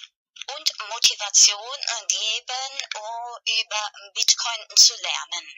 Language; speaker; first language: German; non-native, learner; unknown